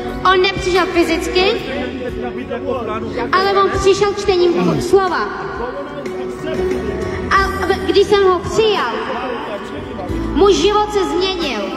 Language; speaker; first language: Czech; non-native, fluent; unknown